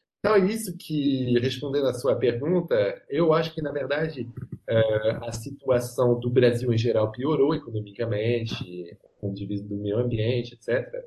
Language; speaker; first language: Portuguese; non-native, fluent; French